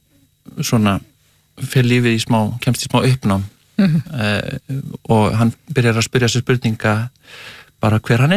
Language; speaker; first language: Icelandic; native; Icelandic